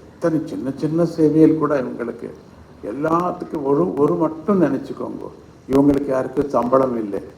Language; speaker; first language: Tamil; non-native, fluent; Kannada